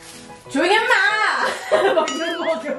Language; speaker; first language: Korean; native; Korean